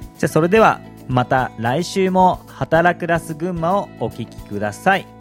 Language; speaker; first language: Japanese; native; Japanese